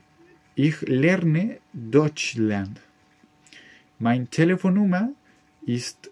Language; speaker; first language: German; non-native, learner; Spanish